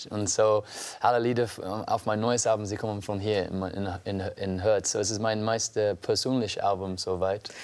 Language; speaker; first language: German; non-native, learner; English